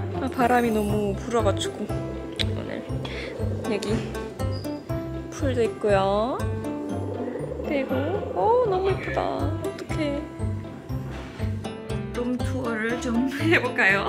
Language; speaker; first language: Korean; early bilingual, heritage; Indonesian